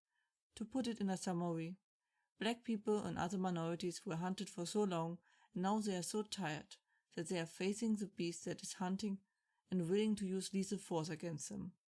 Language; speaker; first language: English; non-native, fluent; German